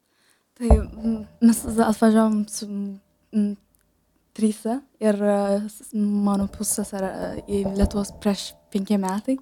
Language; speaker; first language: Lithuanian; non-native, learner; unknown